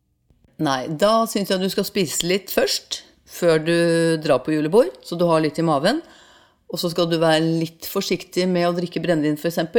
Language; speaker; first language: Norwegian; native; Norwegian